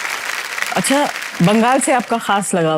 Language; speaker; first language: Hindi; native; Hindi